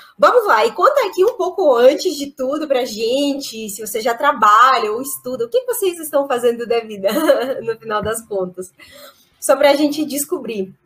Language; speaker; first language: Portuguese; non-native, fluent; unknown